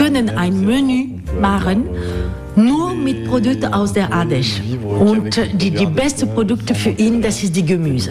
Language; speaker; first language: German; non-native, learner; French